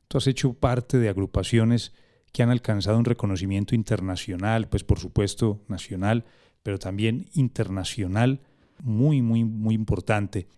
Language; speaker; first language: Spanish; native; Spanish